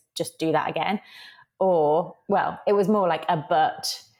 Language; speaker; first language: English; native; English